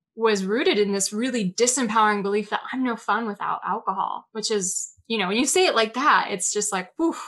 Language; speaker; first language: English; native; English